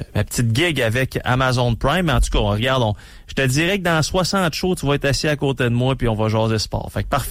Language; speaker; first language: French; native; French